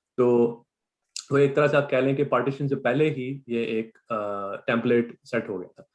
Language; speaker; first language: Urdu; non-native, local second language; Punjabi